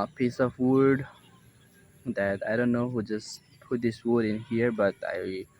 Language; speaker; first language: English; non-native, learner; Nepali